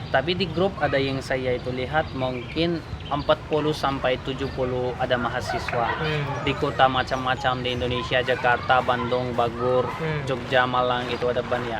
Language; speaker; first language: Indonesian; non-native, learner; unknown